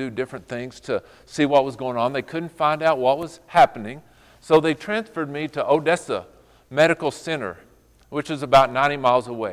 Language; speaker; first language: English; native; English